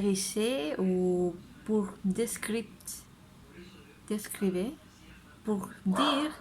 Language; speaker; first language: French; non-native, learner; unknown